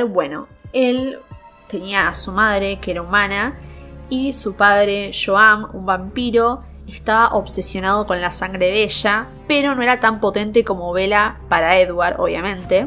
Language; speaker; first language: Spanish; native; Spanish